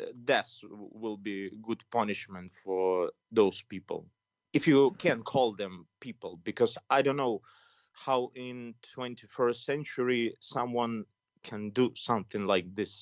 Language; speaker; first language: English; non-native, fluent; Ukrainian